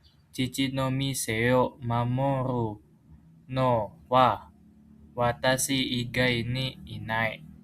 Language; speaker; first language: Japanese; non-native, learner; Indonesian